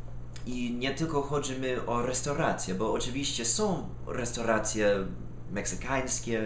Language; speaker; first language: Polish; non-native, fluent; English